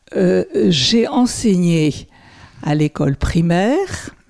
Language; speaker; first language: French; native; French